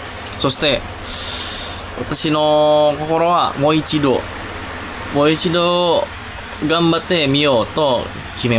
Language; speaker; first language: Japanese; non-native, learner; Indonesian